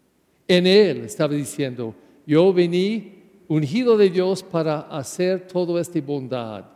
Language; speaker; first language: Spanish; non-native, learner; English